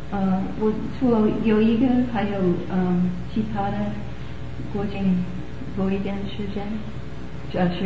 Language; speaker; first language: Chinese; non-native, learner; English